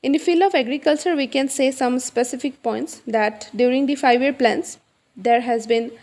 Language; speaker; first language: English; non-native, local second language; Assamese